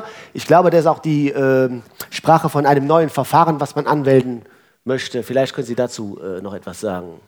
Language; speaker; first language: German; native; German